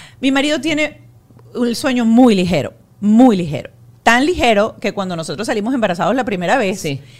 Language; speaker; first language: Spanish; native; Spanish